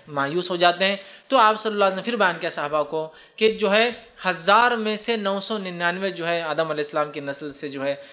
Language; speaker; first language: Urdu; native; Urdu